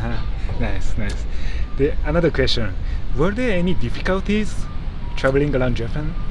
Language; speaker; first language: English; non-native, fluent; Japanese